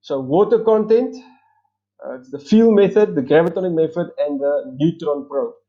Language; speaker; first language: English; non-native, local second language; Afrikaans